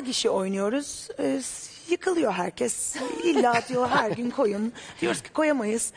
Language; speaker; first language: Turkish; native; Turkish